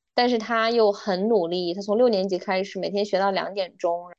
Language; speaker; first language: Chinese; non-native, local second language; Uyghur